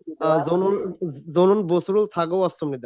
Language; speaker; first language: Korean; non-native, learner; Bangla